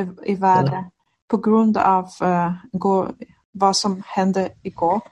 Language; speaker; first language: Danish; non-native, learner; Swedish